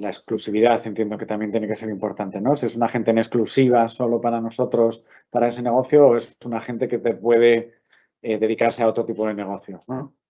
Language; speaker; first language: Spanish; native; Spanish